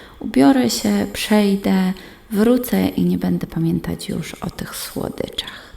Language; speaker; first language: Polish; native; Polish